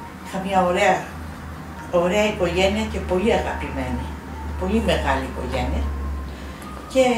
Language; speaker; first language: Greek; early bilingual, heritage; Greek